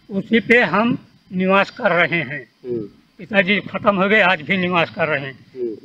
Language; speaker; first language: Hindi; native; Hindi